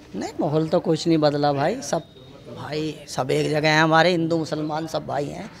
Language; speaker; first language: Hindi; native; Hindi